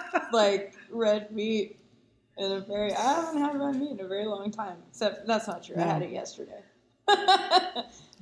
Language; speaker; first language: English; native; English